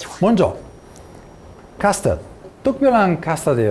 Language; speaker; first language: Korean; non-native, learner; Italian